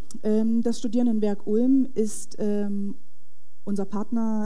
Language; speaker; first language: German; native; German